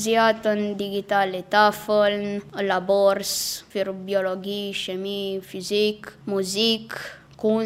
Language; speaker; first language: German; non-native, fluent; Romanian